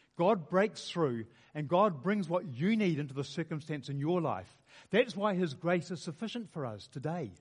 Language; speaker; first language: English; native; English